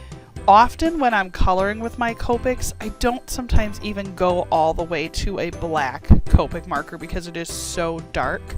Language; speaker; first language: English; native; English